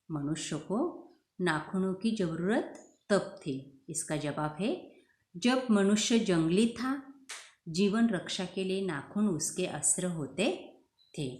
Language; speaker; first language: Hindi; non-native, local second language; Marathi